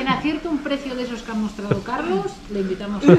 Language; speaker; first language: Spanish; native; Spanish